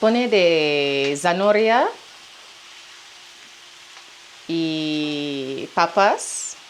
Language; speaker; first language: Spanish; non-native, learner; English